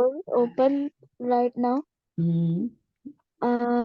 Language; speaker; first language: English; non-native, local second language; Urdu